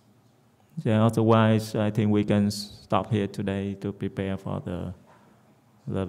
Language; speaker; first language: English; non-native, fluent; Vietnamese